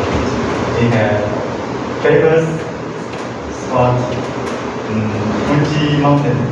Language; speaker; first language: English; non-native, learner; Chinese